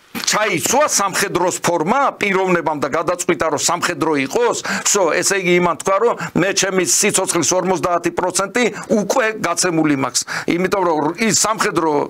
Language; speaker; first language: Georgian; native; Georgian